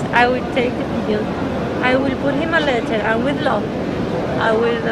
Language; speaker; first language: English; non-native, learner; Spanish